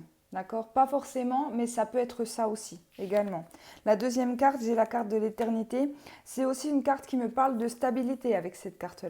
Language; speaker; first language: French; native; French